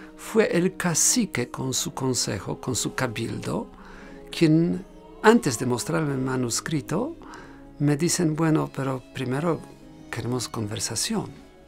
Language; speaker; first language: Spanish; non-native, fluent; Polish